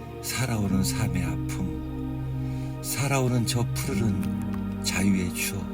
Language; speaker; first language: Korean; native; Korean